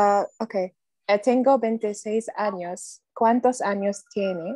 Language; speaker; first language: Spanish; non-native, learner; Arabic